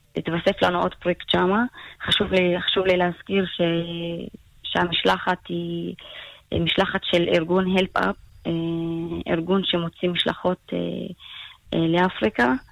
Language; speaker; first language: Hebrew; non-native, local second language; Arabic